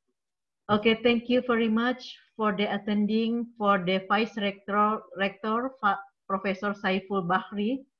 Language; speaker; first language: English; non-native, learner; Indonesian